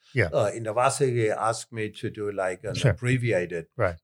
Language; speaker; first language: English; non-native, fluent; German